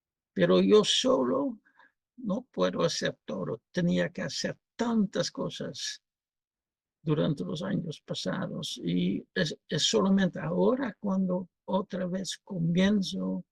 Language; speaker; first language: Spanish; non-native, fluent; Dutch